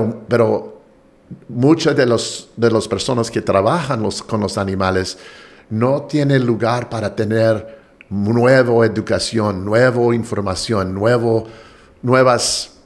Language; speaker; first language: Spanish; non-native, fluent; English